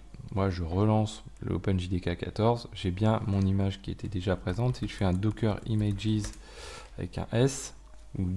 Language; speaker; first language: French; native; French